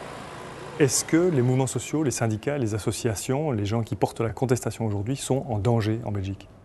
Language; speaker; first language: French; native; French